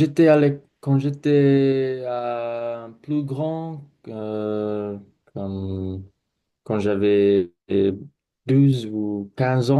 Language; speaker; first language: French; non-native, learner; English